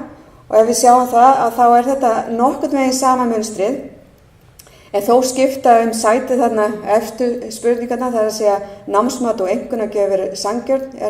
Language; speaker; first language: Icelandic; native; Icelandic